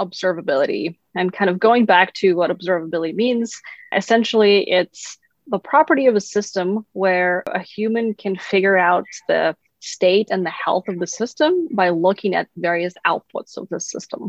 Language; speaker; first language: English; non-native, fluent; Kazakh